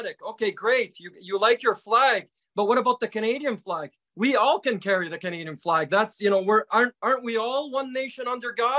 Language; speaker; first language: English; native; English